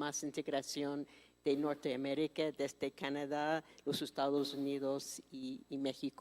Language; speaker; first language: Spanish; non-native, fluent; English